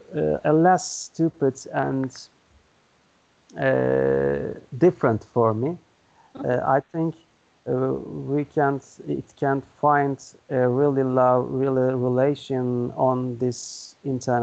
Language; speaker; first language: English; non-native, learner; Turkish